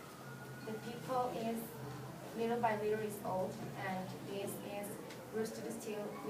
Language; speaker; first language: English; non-native, learner; Spanish